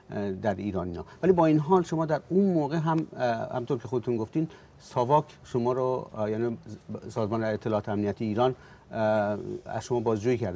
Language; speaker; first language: Persian; native; Persian